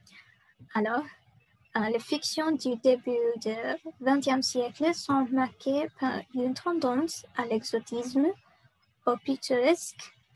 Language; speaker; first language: French; non-native, learner; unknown